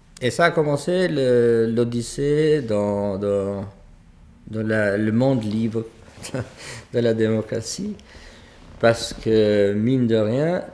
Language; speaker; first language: French; non-native, fluent; Albanian